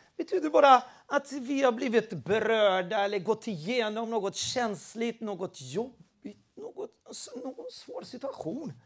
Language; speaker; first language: Swedish; non-native, fluent; Spanish